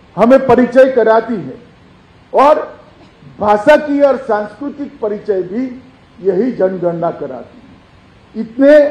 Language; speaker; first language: Hindi; non-native, local second language; Gujarati